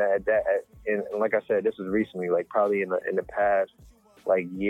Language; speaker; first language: English; native; English